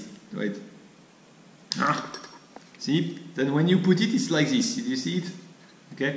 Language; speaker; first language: English; non-native, fluent; French